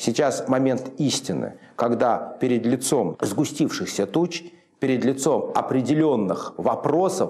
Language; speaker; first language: Russian; native; Russian